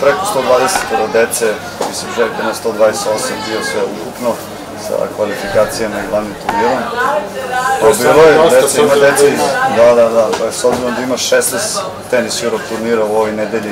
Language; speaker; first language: Serbian; native; Serbian